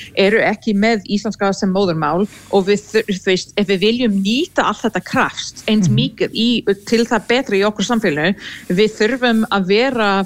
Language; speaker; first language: Icelandic; non-native, fluent; English